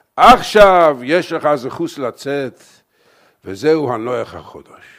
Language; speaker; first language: Hebrew; non-native, fluent; English